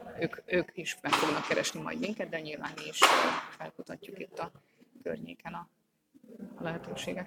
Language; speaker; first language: Hungarian; native; Hungarian